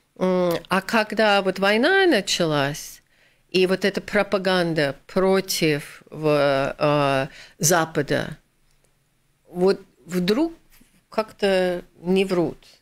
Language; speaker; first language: Russian; non-native, fluent; English